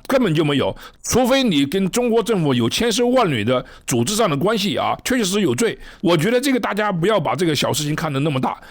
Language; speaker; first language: Chinese; native; Chinese